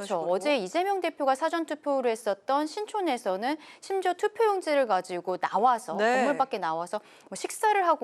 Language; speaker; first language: Korean; native; Korean